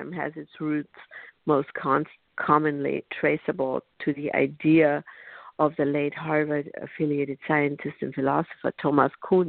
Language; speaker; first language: English; non-native, fluent; German